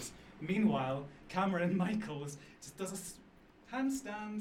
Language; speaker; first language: English; native; English